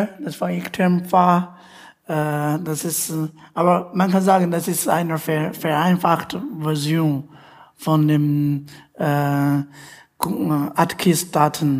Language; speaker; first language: German; non-native, fluent; Chinese